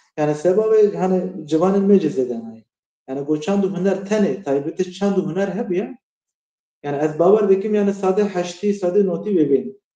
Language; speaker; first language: Kurdish; native; Kurdish